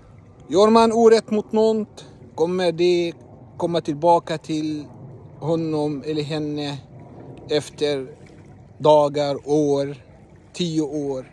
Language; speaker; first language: Swedish; non-native, fluent; Arabic